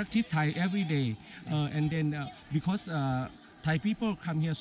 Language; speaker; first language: English; non-native, learner; Thai